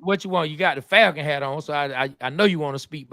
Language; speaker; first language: English; native; English